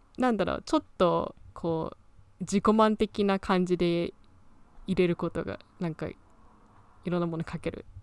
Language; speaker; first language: Japanese; early bilingual, heritage; Japanese